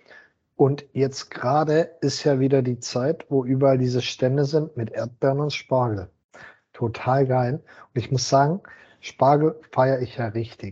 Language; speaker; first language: German; native; German